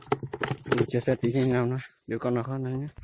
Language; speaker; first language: Vietnamese; non-native, local second language; Hmong